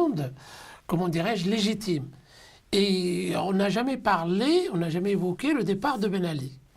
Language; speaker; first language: French; non-native, local second language; Arabic